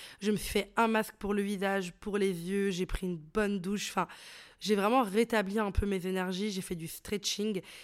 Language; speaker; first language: French; early bilingual, other home language; Arabic